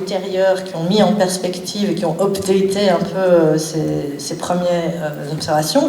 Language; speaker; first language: French; native; French